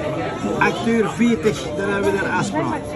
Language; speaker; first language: Dutch; non-native, fluent; Filipino